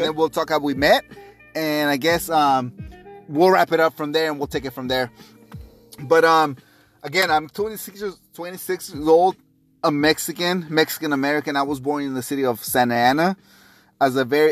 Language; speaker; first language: English; non-native, fluent; Spanish